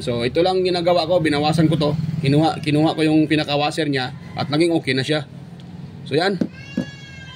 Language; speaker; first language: Filipino; native; Filipino